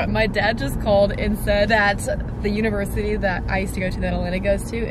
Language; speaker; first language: English; native; English